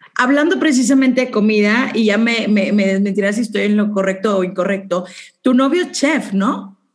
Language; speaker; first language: Spanish; native; Spanish